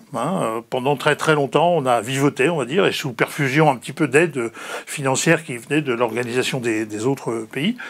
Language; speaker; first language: French; native; French